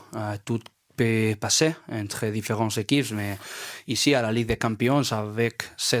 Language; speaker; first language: French; non-native, learner; Spanish